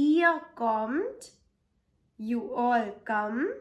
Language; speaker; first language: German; non-native, fluent; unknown